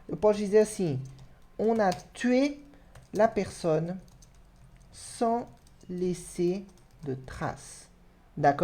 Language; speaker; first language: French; non-native, fluent; Portuguese